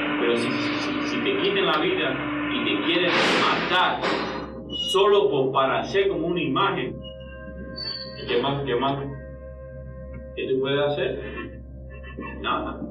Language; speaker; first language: Spanish; early bilingual, heritage; English